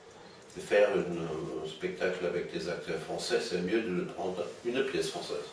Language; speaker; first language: French; non-native, fluent; German